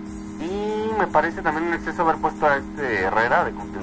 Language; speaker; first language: Spanish; native; Spanish